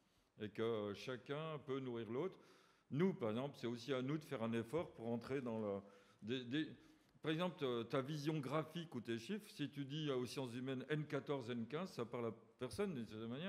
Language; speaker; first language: French; native; French